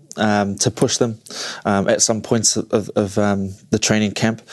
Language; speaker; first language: English; native; English